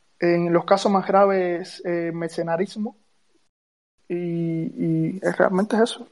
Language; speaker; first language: Spanish; native; Spanish